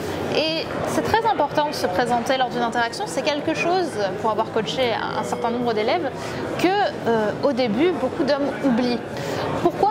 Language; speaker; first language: French; native; French